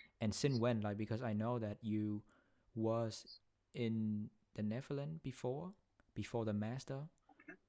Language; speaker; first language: English; non-native, fluent; Vietnamese